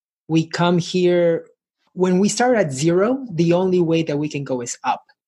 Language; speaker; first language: English; early bilingual, other home language; Spanish